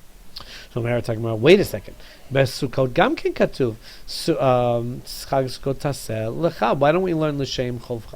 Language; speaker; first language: Hebrew; non-native, fluent; English